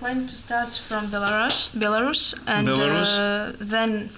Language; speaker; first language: English; non-native, learner; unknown